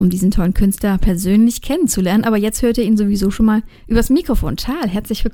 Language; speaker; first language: German; native; German